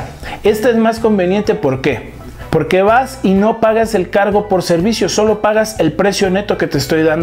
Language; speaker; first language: Spanish; native; Spanish